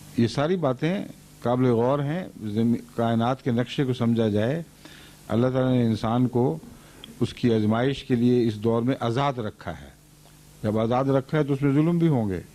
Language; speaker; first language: Urdu; native; Urdu